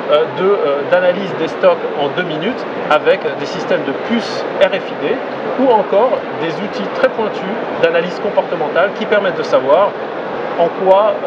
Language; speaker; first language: French; native; French